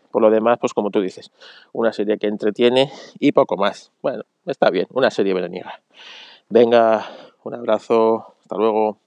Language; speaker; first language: Spanish; native; Spanish